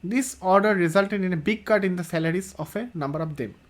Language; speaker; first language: English; non-native, local second language; Assamese